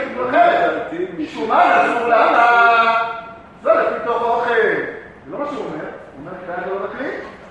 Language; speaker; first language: Hebrew; native; Hebrew